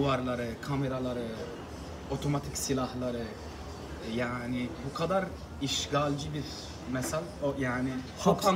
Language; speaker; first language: Turkish; non-native, learner; Arabic